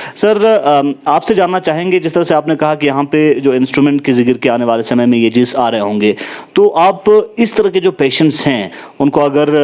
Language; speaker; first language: Hindi; non-native, local second language; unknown